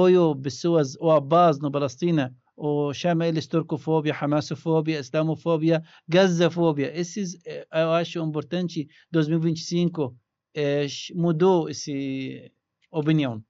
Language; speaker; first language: Portuguese; non-native, learner; Arabic